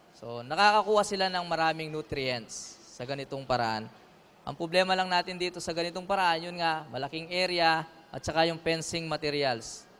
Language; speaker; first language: Filipino; native; Filipino